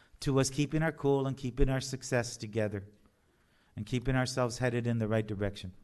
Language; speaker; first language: English; native; English